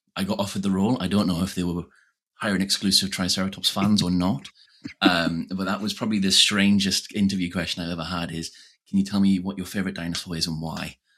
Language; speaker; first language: English; native; English